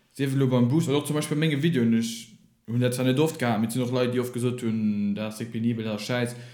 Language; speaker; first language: German; non-native, local second language; Luxembourgish